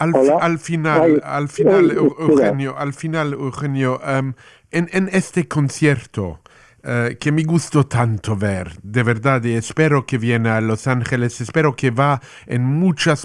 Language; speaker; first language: Spanish; non-native, learner; English